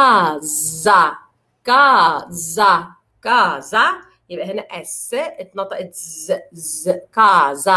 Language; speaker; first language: Arabic; native; Arabic